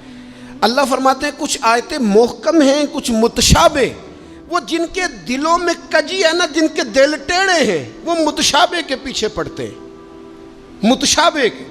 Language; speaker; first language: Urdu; non-native, local second language; Punjabi